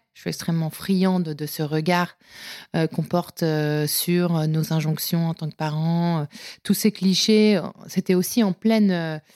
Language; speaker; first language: French; native; French